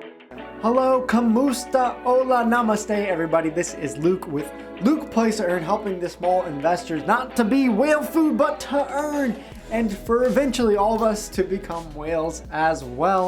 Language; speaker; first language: English; native; English